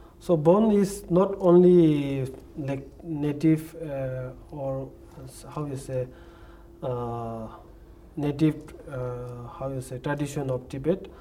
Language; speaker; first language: English; non-native, learner; Tibetan